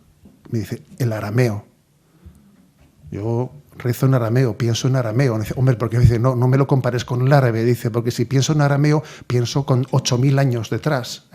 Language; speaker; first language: Spanish; native; Spanish